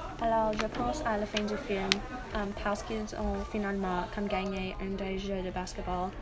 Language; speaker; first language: French; non-native, learner; English